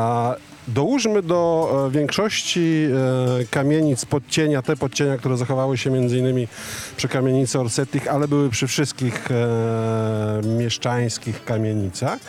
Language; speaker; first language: Polish; native; Polish